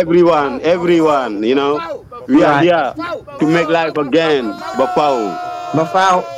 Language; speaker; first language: English; non-native, learner; Wolof